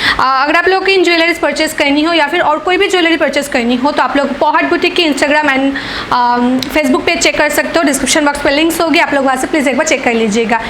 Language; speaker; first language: Hindi; non-native, local second language; Bangla